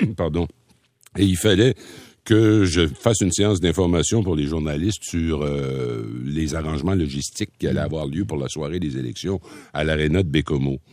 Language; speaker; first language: French; native; French